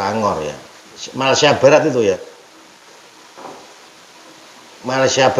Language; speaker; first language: Indonesian; non-native, local second language; Javanese